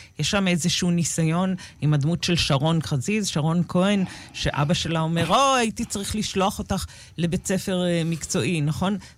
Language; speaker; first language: Hebrew; native; Hebrew